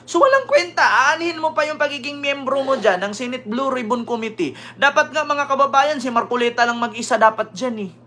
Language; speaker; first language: Filipino; native; Filipino